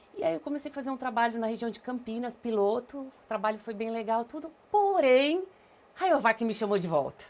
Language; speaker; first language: Portuguese; native; Portuguese